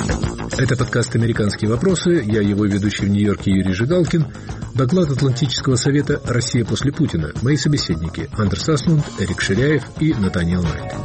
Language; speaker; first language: Russian; native; Russian